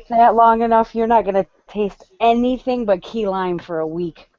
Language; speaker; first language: English; native; English